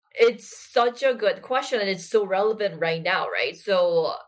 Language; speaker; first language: English; non-native, fluent; Korean